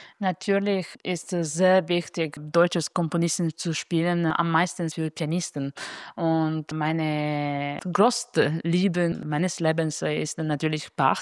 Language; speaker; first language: German; non-native, fluent; Italian